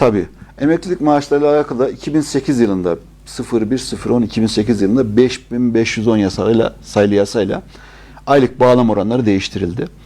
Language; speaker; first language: Turkish; native; Turkish